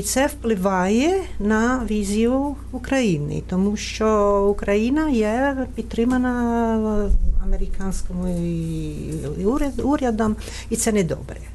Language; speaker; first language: Ukrainian; non-native, fluent; Italian